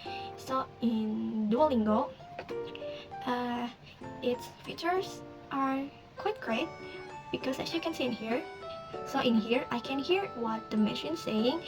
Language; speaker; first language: English; non-native, learner; Indonesian